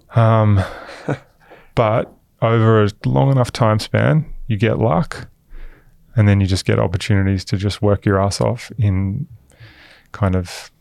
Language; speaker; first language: English; native; English